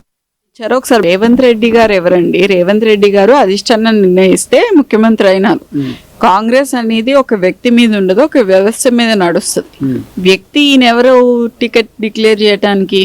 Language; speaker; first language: Telugu; native; Telugu